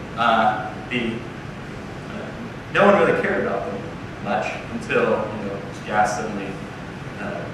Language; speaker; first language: English; native; English